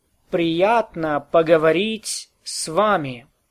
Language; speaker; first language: Russian; non-native, learner; English